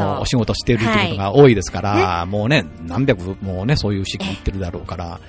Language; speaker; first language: Japanese; native; Japanese